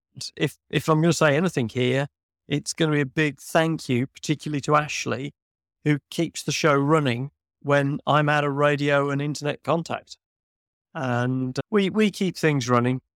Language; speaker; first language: English; native; English